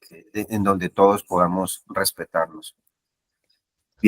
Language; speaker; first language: Spanish; native; Spanish